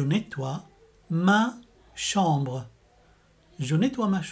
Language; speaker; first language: French; non-native, fluent; Arabic